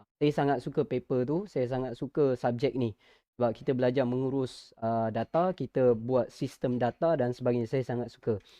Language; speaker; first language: Malay; native; Malay